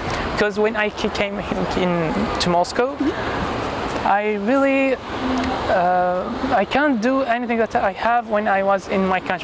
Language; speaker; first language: English; non-native, fluent; Arabic